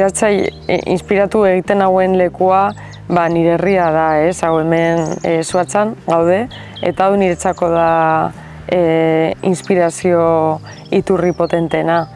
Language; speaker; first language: Basque; non-native, local second language; Spanish